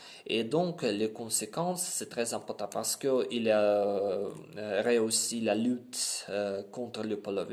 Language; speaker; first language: French; non-native, learner; Ukrainian